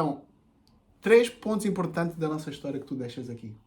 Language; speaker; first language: Portuguese; native; Portuguese